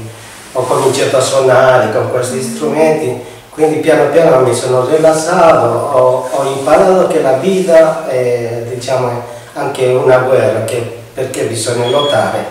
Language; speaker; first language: Italian; non-native, fluent; Spanish